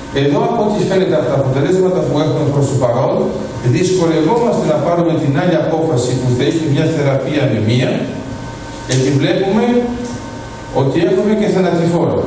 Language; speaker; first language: Greek; early bilingual, heritage; Greek